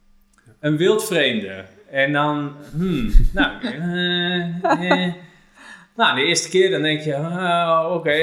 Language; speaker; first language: Dutch; native; Dutch